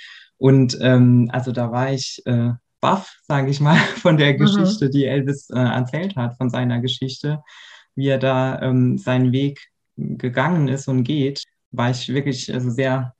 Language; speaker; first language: German; native; German